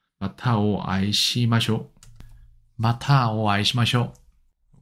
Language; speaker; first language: Japanese; non-native, learner; Korean